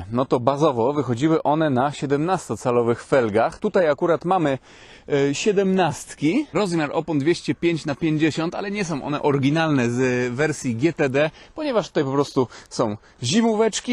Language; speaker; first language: Polish; native; Polish